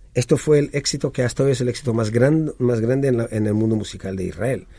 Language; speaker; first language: Spanish; early bilingual, other home language; Hebrew